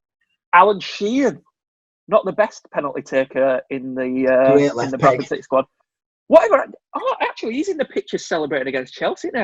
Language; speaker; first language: English; native; English